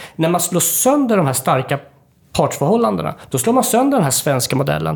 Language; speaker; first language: Swedish; native; Swedish